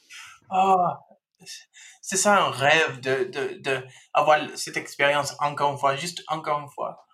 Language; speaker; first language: French; non-native, fluent; English